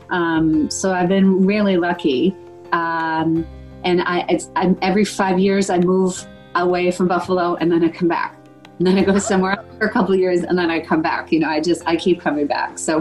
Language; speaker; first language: English; native; English